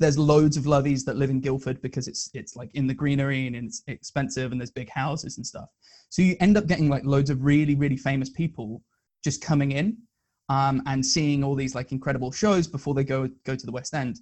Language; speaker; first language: English; native; English